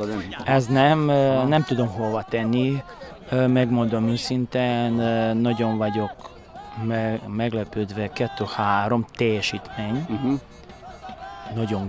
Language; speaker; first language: Hungarian; non-native, learner; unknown